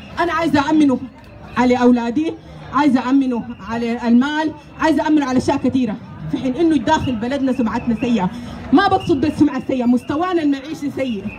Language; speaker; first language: Arabic; native; Arabic